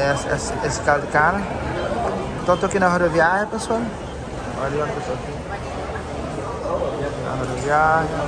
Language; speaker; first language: Portuguese; non-native, learner; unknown